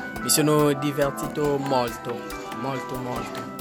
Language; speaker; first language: Italian; non-native, learner; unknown